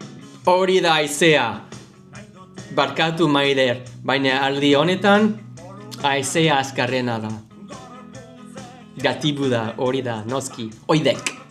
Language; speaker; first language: Basque; non-native, learner; English